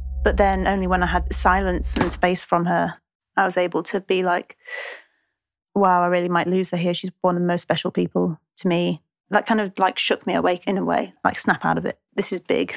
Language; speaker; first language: English; native; English